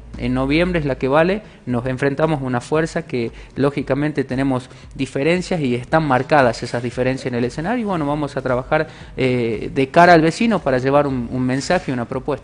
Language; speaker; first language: Spanish; native; Spanish